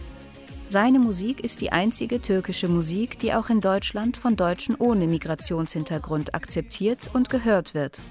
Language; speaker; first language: German; native; German